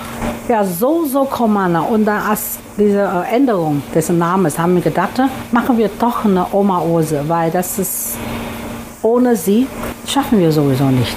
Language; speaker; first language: German; non-native, fluent; Chinese